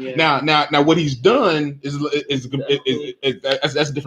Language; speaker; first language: English; native; English